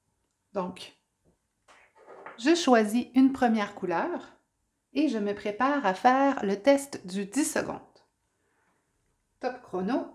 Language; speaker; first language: French; native; French